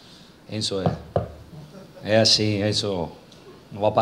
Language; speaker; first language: Portuguese; non-native, fluent; Spanish